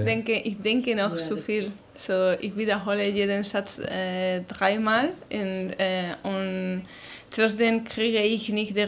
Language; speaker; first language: German; non-native, learner; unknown